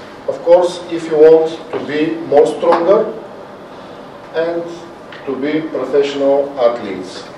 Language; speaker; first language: English; non-native, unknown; Bulgarian